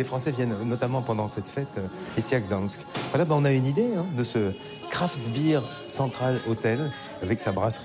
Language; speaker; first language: French; native; French